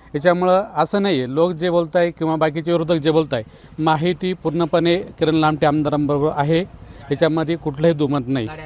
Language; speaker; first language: Marathi; native; Marathi